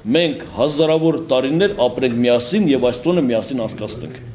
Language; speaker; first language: Armenian; non-native, local second language; Kurdish